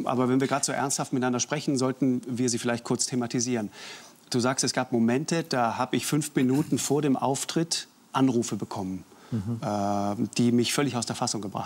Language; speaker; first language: German; native; German